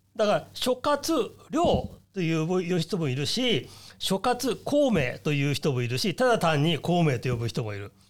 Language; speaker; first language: Japanese; native; Japanese